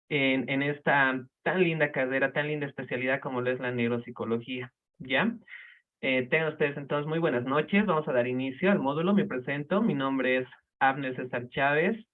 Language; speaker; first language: Spanish; native; Spanish